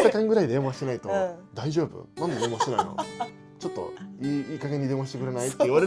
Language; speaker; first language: Japanese; non-native, fluent; Spanish